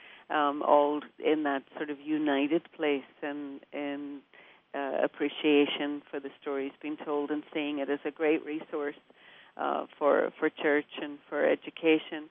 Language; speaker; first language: English; native; English